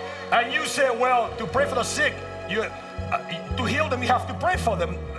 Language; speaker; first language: English; early bilingual, other home language; Spanish